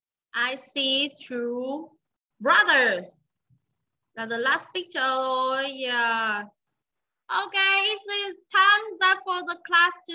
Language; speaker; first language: English; non-native, fluent; Vietnamese